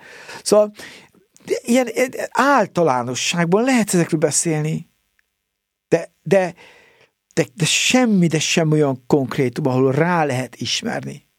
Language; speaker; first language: Hungarian; native; Hungarian